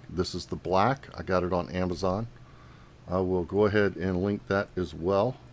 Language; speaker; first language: English; native; English